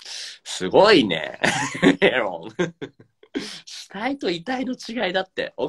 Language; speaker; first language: Japanese; native; Japanese